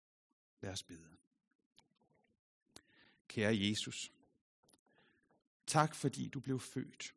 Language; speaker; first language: Danish; native; Danish